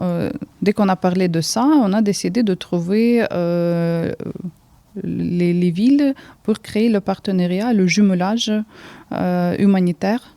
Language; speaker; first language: French; early bilingual, heritage; Ukrainian